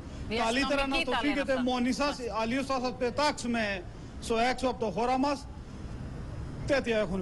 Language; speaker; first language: Greek; non-native, learner; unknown